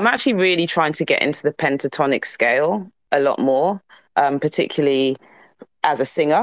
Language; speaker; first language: English; native; English